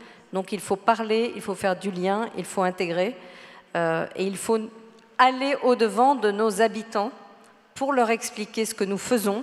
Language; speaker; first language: French; native; French